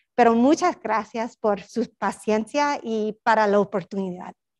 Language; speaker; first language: Spanish; non-native, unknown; English